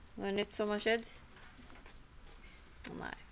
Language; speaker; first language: Norwegian; early bilingual, other home language; Urdu